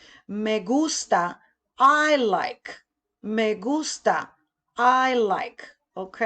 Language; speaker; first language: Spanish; non-native, fluent; English